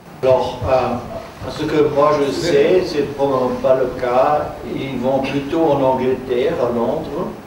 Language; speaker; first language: French; non-native, fluent; German